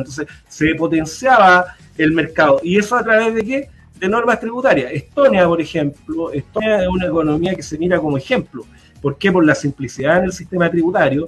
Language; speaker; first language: Spanish; native; Spanish